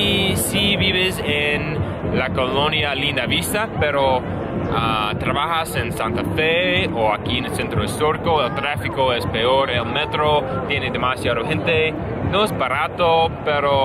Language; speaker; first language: Spanish; non-native, learner; English